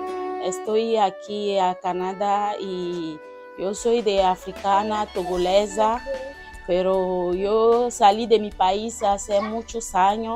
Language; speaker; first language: Spanish; non-native, learner; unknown